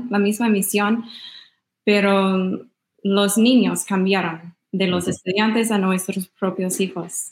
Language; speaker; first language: Spanish; non-native, fluent; English